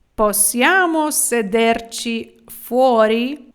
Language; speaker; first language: Italian; non-native, fluent; Ukrainian